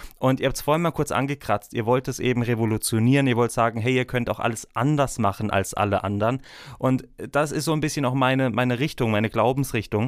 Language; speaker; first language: German; native; German